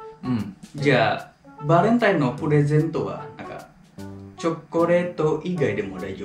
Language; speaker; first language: Japanese; non-native, fluent; Indonesian